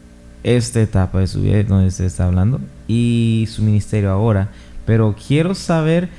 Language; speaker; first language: Spanish; non-native, fluent; English